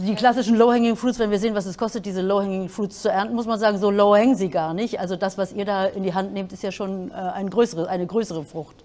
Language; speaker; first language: German; native; German